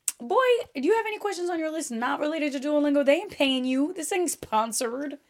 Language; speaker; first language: English; early bilingual, other home language; Portuguese